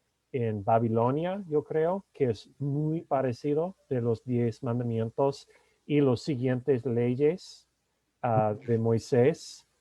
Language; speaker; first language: Spanish; non-native, fluent; English